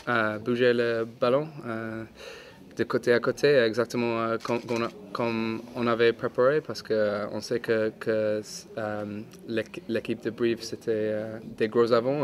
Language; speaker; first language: French; non-native, fluent; English